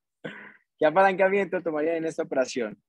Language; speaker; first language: Spanish; native; Spanish